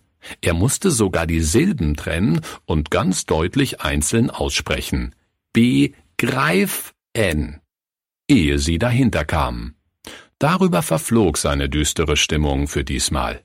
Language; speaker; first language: German; native; German